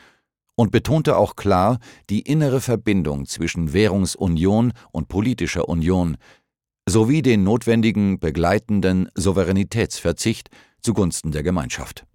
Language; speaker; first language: German; native; German